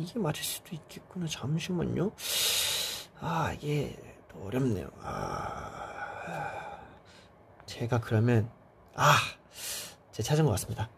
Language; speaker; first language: Korean; early bilingual, heritage; Korean